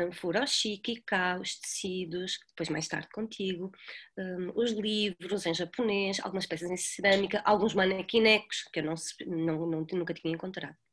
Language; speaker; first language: Portuguese; native; Portuguese